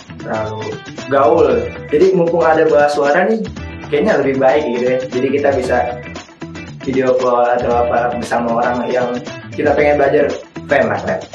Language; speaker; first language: Indonesian; native; Indonesian